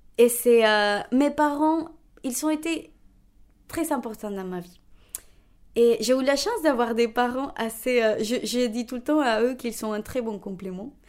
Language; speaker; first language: French; non-native, fluent; Spanish